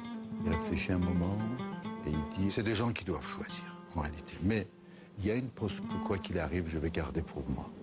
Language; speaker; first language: French; non-native, fluent; Persian